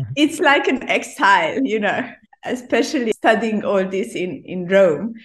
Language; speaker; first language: English; non-native, fluent; Hungarian